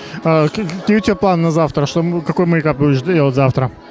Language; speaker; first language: Russian; native; Russian